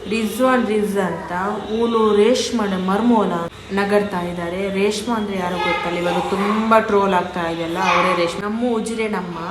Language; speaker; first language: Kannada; non-native, local second language; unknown